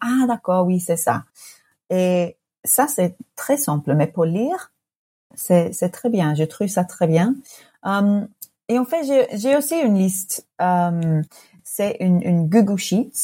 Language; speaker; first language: French; non-native, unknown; English